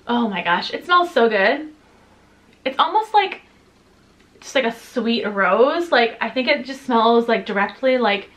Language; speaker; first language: English; native; English